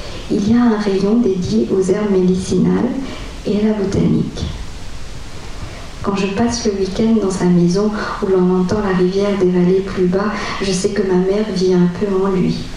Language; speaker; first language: French; non-native, local second language; Morisyen